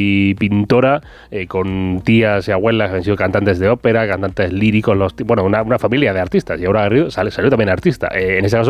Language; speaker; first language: Spanish; native; Spanish